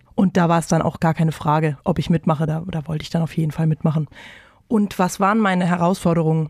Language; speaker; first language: German; native; German